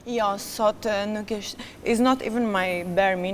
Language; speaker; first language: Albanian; non-native, learner; Romanian